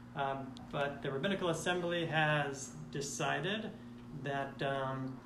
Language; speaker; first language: English; native; English